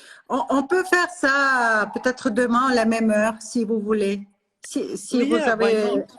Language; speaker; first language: French; non-native, learner; Russian